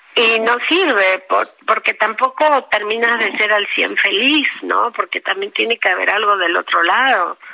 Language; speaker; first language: Spanish; native; Spanish